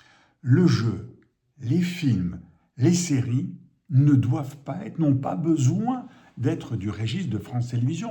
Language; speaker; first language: French; native; French